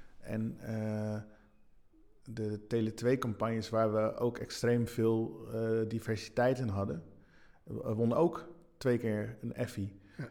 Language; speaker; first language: Dutch; early bilingual, other home language; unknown